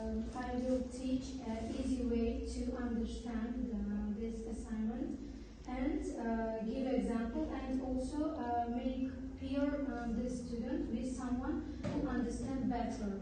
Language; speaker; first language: English; non-native, learner; Uzbek